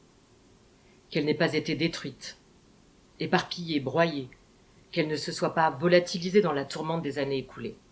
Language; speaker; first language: French; native; French